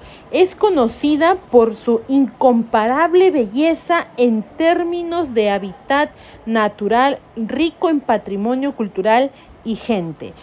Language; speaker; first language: Spanish; native; Spanish